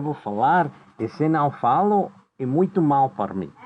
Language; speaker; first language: Portuguese; non-native, learner; Greek